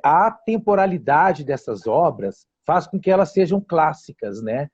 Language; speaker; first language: Portuguese; native; Portuguese